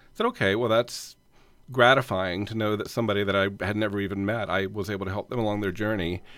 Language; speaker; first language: English; native; English